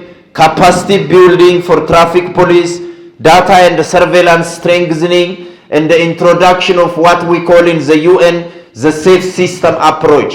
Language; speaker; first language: English; non-native, fluent; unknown